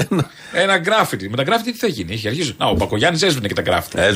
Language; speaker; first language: Greek; native; Greek